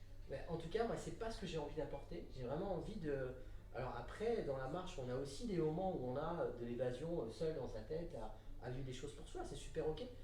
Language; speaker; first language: French; native; French